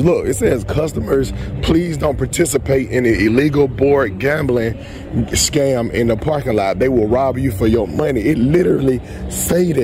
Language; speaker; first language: English; native; English